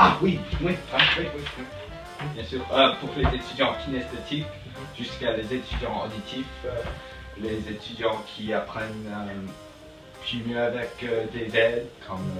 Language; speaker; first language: French; non-native, learner; English